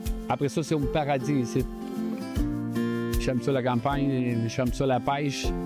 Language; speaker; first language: French; non-native, fluent; Spanish